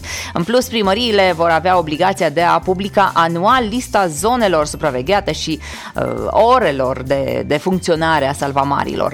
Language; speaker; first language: Romanian; native; Romanian